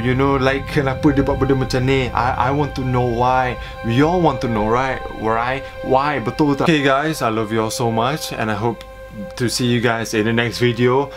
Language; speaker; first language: English; non-native, local second language; Malay